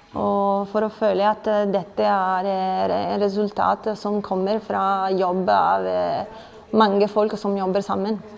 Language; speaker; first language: Norwegian; non-native, fluent; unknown